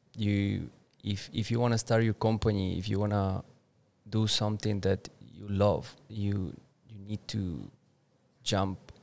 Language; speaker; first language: English; non-native, fluent; Spanish